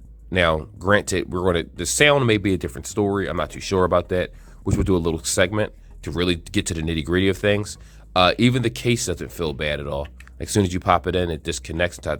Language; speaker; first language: English; native; English